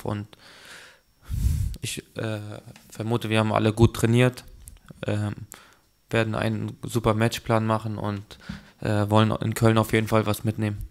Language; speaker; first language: German; early bilingual, other home language; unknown